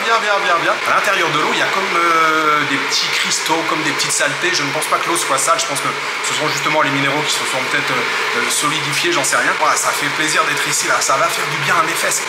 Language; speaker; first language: French; native; French